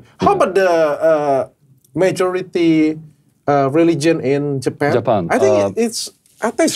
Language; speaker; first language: English; non-native, learner; Indonesian